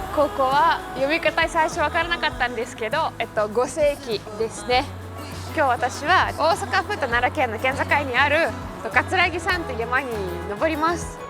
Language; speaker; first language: Japanese; non-native, fluent; Russian